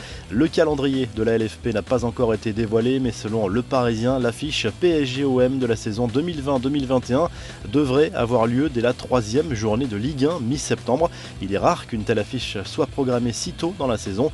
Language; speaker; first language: French; native; French